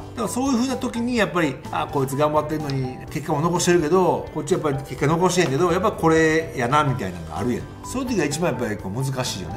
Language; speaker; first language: Japanese; native; Japanese